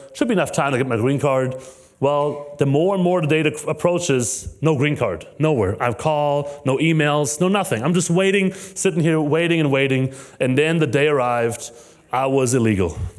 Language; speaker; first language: English; non-native, fluent; German